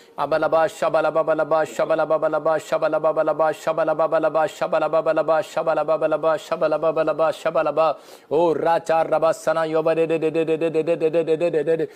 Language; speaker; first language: Hindi; non-native, local second language; Punjabi